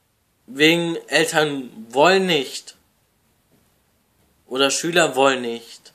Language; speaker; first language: German; non-native, learner; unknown